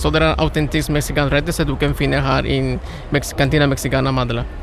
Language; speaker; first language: Norwegian; non-native, learner; Spanish